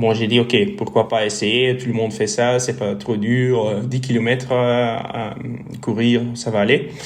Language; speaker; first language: French; non-native, local second language; Dutch